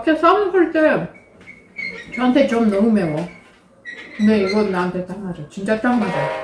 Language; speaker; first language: Korean; non-native, fluent; Russian